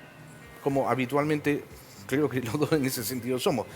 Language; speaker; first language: Spanish; native; Spanish